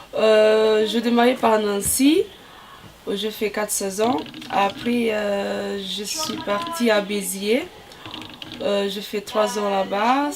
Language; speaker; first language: French; non-native, fluent; Portuguese